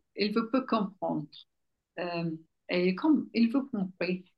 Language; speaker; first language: French; non-native, fluent; English